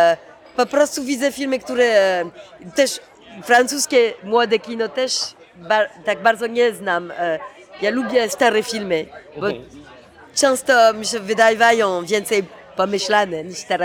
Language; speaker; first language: Polish; early bilingual, heritage; Polish